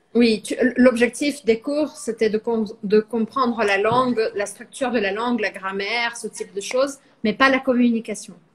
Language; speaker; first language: French; non-native, fluent; Portuguese